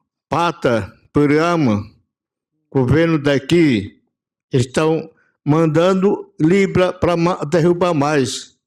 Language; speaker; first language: Portuguese; non-native, local second language; Yanomámi